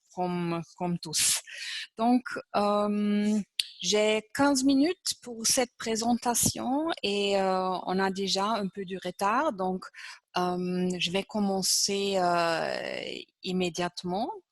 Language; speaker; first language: French; non-native, fluent; German